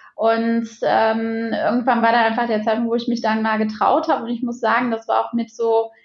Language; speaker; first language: German; native; German